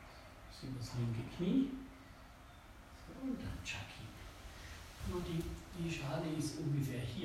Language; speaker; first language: German; native; German